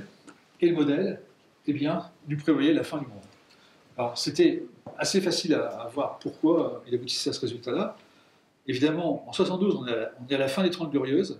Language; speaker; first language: French; native; French